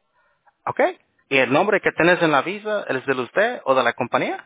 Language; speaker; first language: Spanish; early bilingual, heritage; Spanish